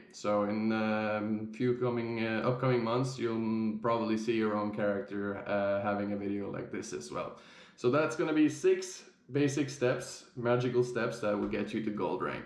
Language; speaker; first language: English; non-native, fluent; Norwegian